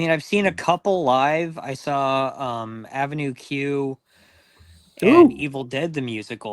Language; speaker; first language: English; native; English